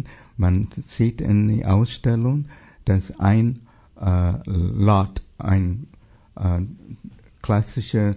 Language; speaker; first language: German; non-native, fluent; English